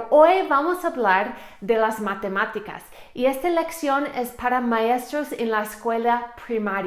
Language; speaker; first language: Spanish; non-native, fluent; English